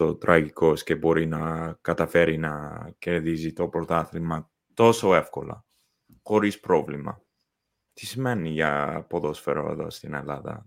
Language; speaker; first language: Greek; non-native, learner; English